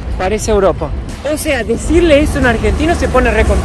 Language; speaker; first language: Spanish; native; Spanish